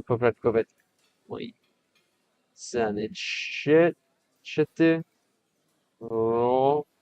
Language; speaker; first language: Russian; non-native, learner; English